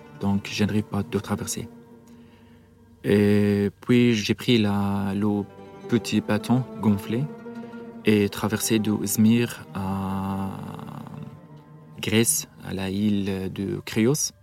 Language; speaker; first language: French; non-native, learner; Arabic